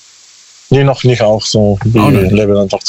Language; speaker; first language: German; non-native, learner; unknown